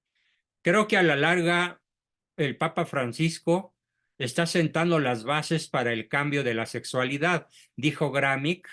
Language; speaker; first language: Spanish; native; Spanish